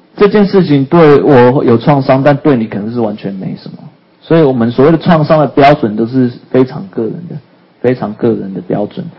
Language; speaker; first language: Chinese; native; Chinese